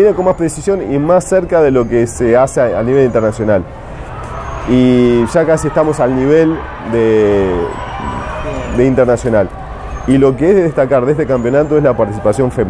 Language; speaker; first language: Spanish; native; Spanish